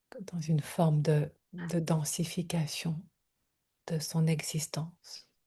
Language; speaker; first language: French; native; French